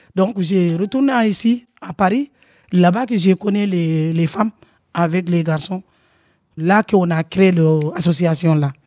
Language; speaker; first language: French; non-native, local second language; Wolof